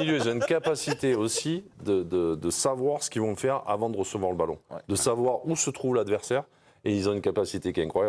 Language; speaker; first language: French; native; French